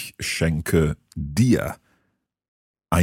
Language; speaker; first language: German; non-native, learner; English